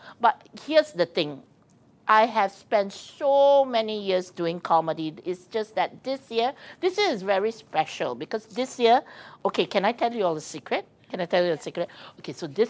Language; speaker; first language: English; non-native, local second language; Min Nan Chinese